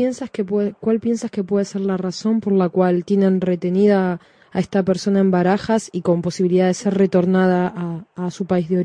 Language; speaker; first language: Spanish; native; Spanish